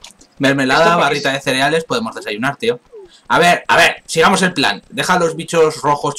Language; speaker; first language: Spanish; native; Spanish